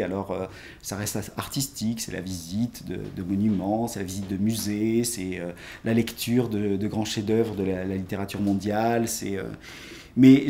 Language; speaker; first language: French; native; French